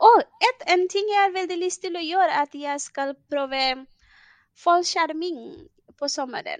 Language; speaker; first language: Norwegian; non-native, fluent; Bangla